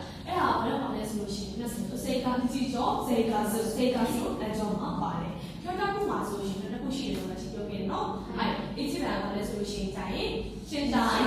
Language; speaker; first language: Japanese; non-native, learner; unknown